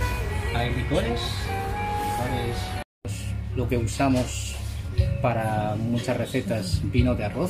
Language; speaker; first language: Spanish; non-native, fluent; Chinese